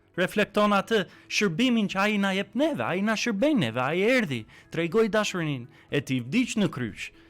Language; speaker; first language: Albanian; non-native, fluent; English